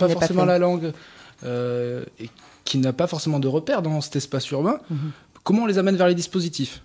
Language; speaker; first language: French; native; French